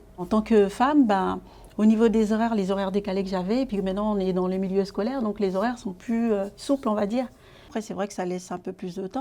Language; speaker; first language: French; native; French